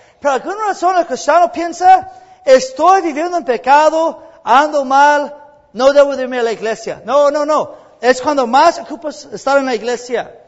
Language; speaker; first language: Spanish; non-native, fluent; English